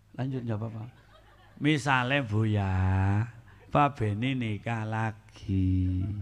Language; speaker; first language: Indonesian; non-native, local second language; Sundanese